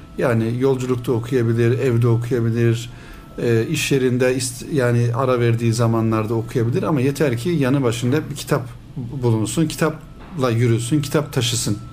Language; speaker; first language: Turkish; native; Turkish